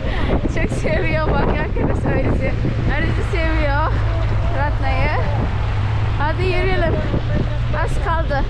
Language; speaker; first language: Turkish; non-native, learner; Indonesian